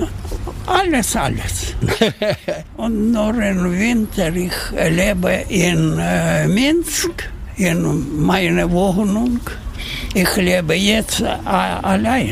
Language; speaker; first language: German; non-native, learner; Russian